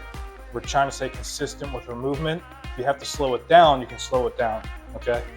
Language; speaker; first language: English; native; English